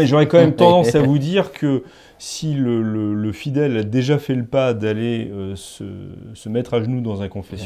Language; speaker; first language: French; native; French